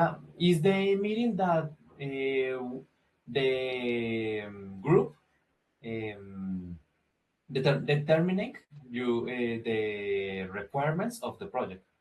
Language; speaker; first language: English; non-native, learner; Spanish